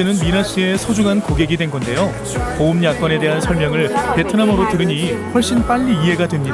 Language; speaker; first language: Korean; native; Korean